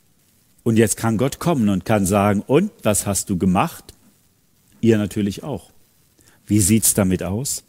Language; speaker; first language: German; native; German